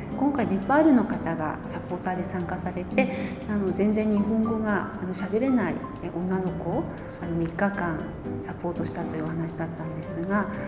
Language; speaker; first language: Japanese; native; Japanese